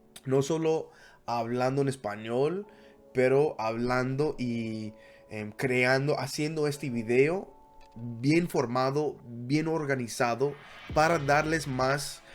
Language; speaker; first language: Spanish; non-native, fluent; English